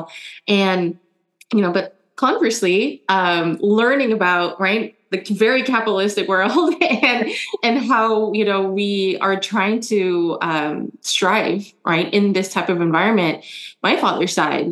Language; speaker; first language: English; early bilingual, other home language; German